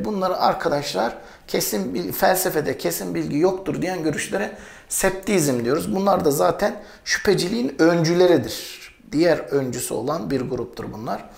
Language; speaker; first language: Turkish; native; Turkish